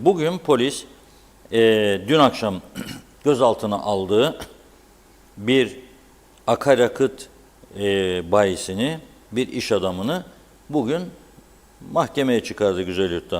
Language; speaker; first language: Turkish; native; Turkish